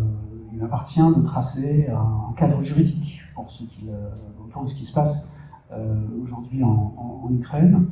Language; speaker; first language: French; native; French